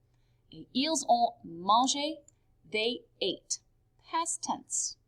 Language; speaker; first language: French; non-native, fluent; English